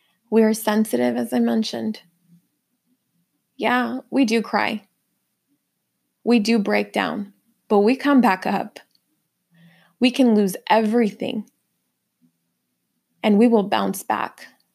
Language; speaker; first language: English; early bilingual, other home language; Spanish